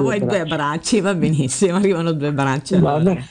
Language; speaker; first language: Italian; native; Italian